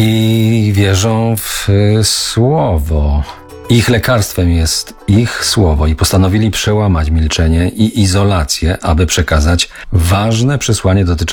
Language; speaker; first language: Polish; native; Polish